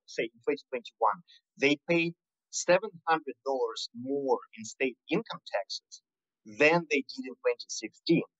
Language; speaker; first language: English; non-native, fluent; Russian